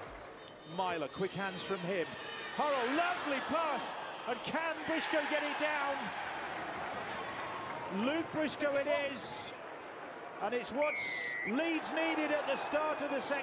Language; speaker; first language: English; native; English